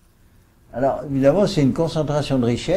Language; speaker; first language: French; native; French